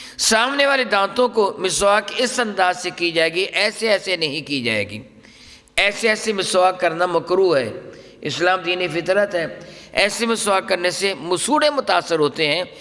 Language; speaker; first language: Urdu; non-native, local second language; Punjabi